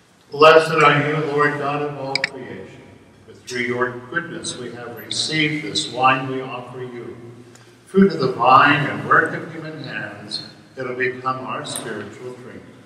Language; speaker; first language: English; native; English